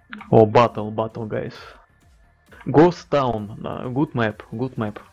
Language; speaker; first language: English; non-native, learner; Russian